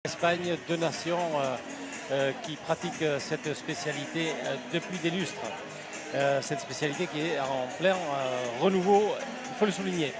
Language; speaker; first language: French; native; French